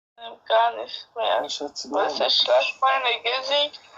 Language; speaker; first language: German; non-native, learner; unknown